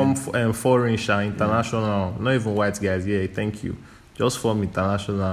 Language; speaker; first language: English; non-native, local second language; Yoruba